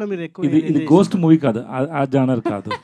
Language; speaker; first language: Telugu; non-native, learner; Tamil